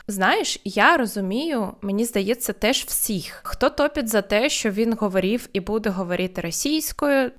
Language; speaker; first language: Ukrainian; non-native, fluent; Russian